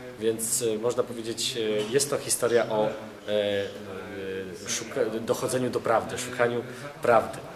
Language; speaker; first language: Polish; native; Polish